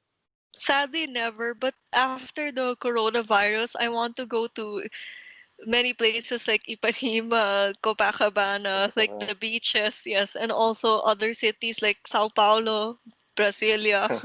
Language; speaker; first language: English; non-native, local second language; Filipino